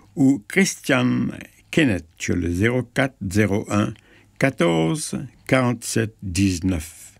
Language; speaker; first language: French; non-native, local second language; Morisyen